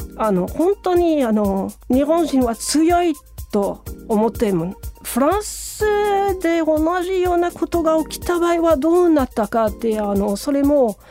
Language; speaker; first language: Japanese; non-native, fluent; French